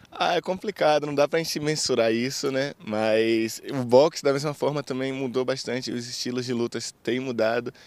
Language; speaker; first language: Portuguese; native; Portuguese